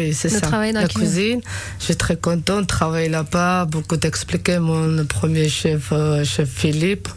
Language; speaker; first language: French; non-native, learner; Georgian